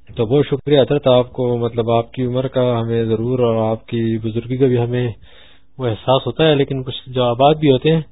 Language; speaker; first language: Urdu; non-native, local second language; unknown